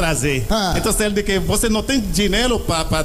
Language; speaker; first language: Portuguese; non-native, learner; Haitian Creole